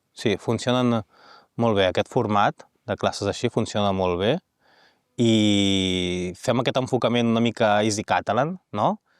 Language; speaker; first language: Catalan; native; Catalan